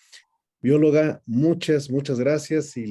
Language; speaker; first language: Spanish; native; Spanish